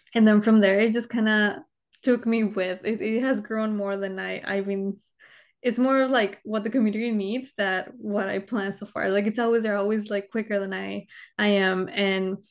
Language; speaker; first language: English; early bilingual, other home language; Spanish